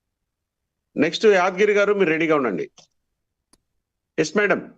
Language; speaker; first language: Telugu; native; Telugu